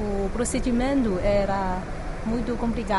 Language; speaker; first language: Portuguese; non-native, fluent; Chinese